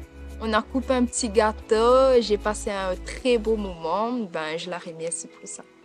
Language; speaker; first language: French; non-native, local second language; Morisyen